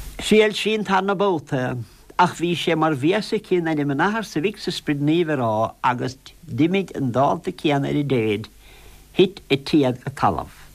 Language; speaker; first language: Irish; native; Irish